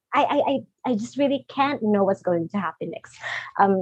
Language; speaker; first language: English; non-native, local second language; Filipino